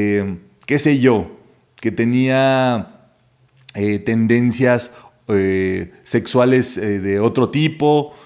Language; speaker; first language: Spanish; native; Spanish